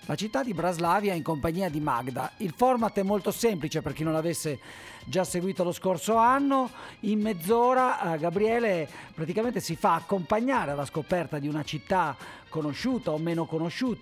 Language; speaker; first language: Italian; native; Italian